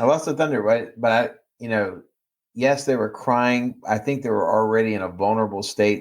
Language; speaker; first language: English; native; English